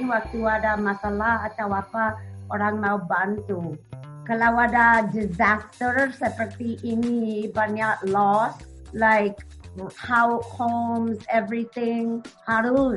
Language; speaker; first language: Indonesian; non-native, learner; English